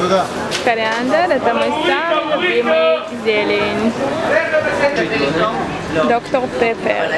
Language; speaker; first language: Russian; early bilingual, heritage; Russian